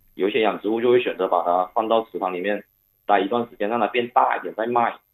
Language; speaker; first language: Chinese; non-native, local second language; Cantonese